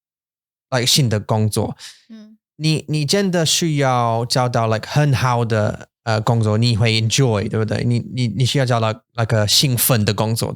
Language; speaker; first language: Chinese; non-native, fluent; English